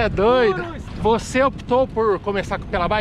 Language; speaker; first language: Portuguese; native; Portuguese